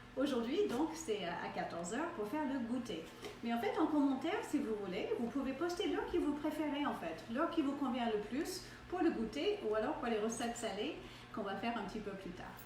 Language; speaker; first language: French; non-native, fluent; English